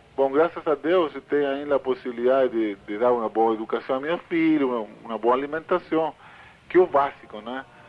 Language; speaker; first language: Portuguese; non-native, fluent; Spanish